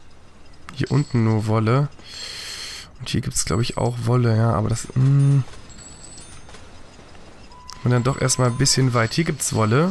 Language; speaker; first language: German; native; German